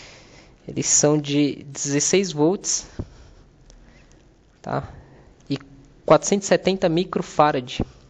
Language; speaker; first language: Portuguese; native; Portuguese